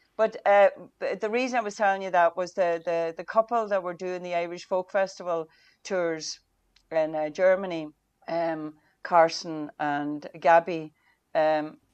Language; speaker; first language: English; non-native, local second language; Irish